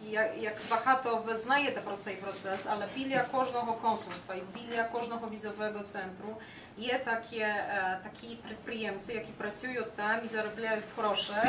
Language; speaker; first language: Ukrainian; non-native, fluent; Polish